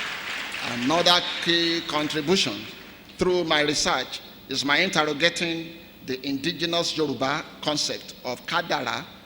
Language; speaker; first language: English; non-native, local second language; Yoruba